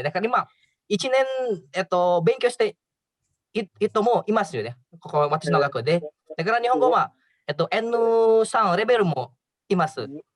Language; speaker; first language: Japanese; non-native, learner; Indonesian